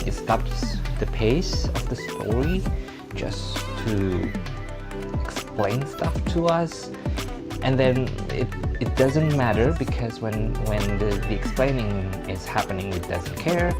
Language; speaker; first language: English; non-native, fluent; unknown